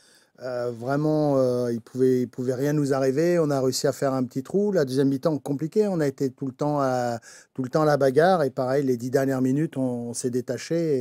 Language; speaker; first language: French; native; French